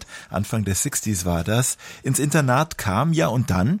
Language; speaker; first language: German; native; German